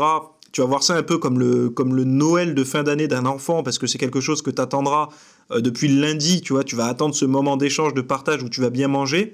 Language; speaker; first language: French; native; French